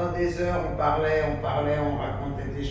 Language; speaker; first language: French; native; French